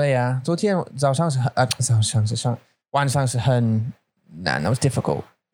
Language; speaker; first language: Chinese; non-native, learner; English